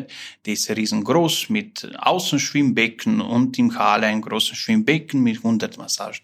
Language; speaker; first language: German; non-native, fluent; Slovenian